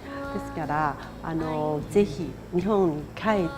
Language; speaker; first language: Japanese; non-native, fluent; Chinese